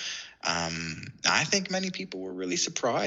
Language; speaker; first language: English; native; English